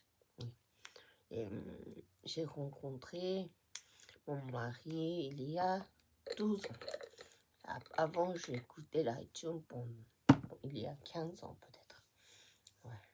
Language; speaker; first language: French; non-native, fluent; Japanese